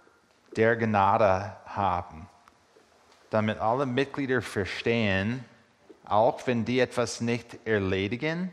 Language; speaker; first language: German; non-native, fluent; English